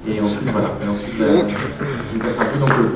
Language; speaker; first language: French; native; French